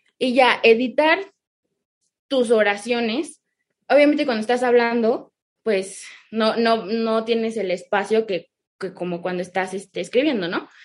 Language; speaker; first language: Spanish; early bilingual, heritage; Spanish